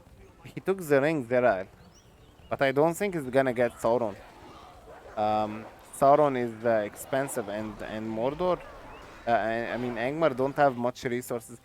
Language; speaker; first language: English; non-native, fluent; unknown